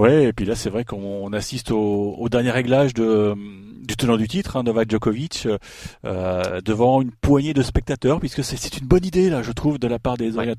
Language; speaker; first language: French; native; French